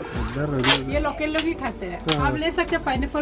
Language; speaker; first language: Hindi; non-native, local second language; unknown